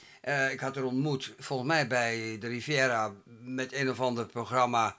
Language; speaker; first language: Dutch; native; Dutch